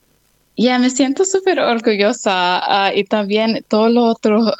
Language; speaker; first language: Spanish; early bilingual, other home language; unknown